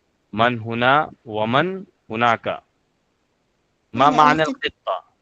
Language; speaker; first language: Arabic; non-native, fluent; Urdu